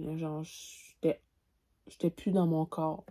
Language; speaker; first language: French; native; French